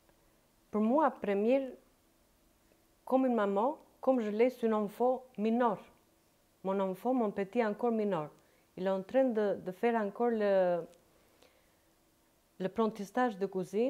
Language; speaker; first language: French; non-native, learner; Albanian